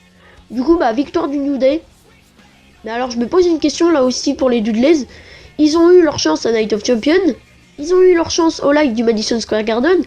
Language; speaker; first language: French; native; French